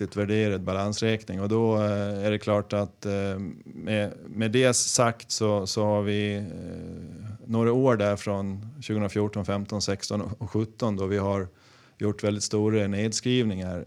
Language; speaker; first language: Swedish; native; Swedish